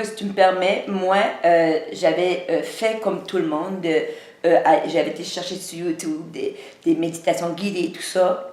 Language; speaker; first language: French; native; French